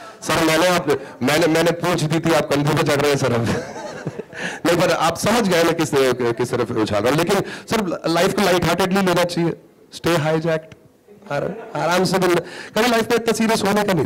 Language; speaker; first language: Hindi; native; Hindi